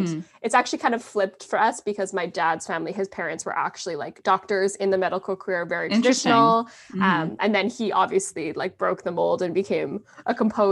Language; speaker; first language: English; native; English